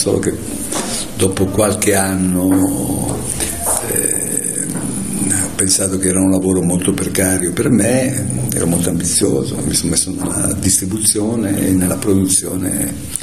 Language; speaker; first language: Italian; native; Italian